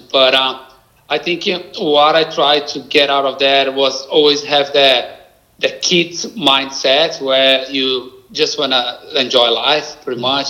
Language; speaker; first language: English; non-native, fluent; Portuguese